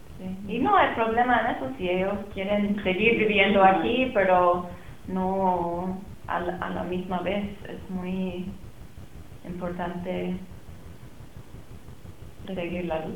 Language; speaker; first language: Spanish; non-native, fluent; English